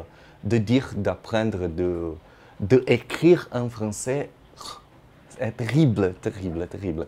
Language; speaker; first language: French; non-native, fluent; Portuguese